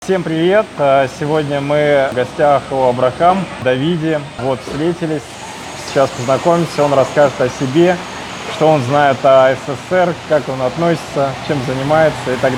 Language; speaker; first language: Russian; native; Russian